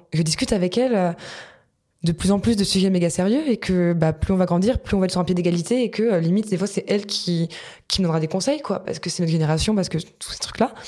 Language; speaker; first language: French; native; French